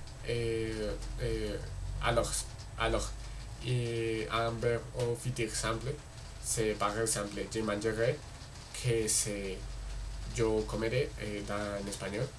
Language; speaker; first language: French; non-native, learner; Spanish